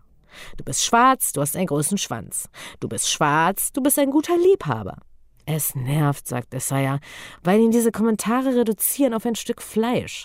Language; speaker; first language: German; native; German